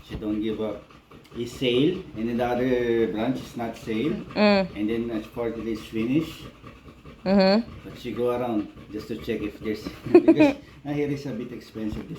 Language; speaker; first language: English; non-native, learner; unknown